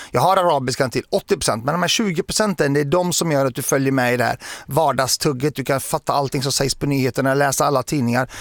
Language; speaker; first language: Swedish; early bilingual, other home language; Arabic